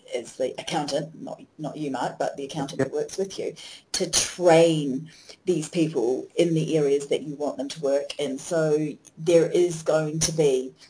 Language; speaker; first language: English; native; English